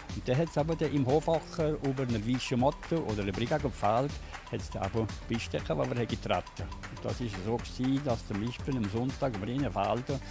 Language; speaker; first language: German; native; German